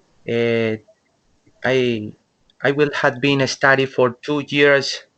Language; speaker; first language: English; non-native, learner; Spanish